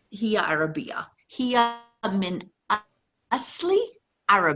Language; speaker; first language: Arabic; non-native, fluent; English